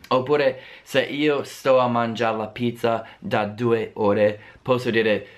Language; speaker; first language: Italian; non-native, fluent; English